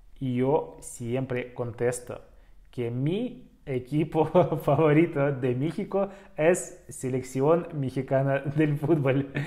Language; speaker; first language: Spanish; non-native, learner; Russian